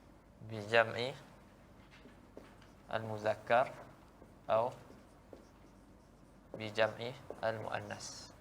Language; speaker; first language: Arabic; non-native, fluent; Malay